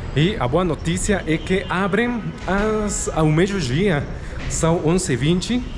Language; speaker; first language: Portuguese; non-native, fluent; Spanish